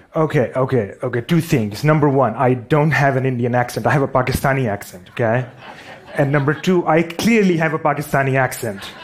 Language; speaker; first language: English; non-native, local second language; Urdu